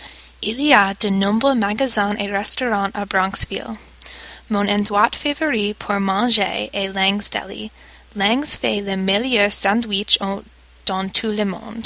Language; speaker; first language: French; non-native, learner; English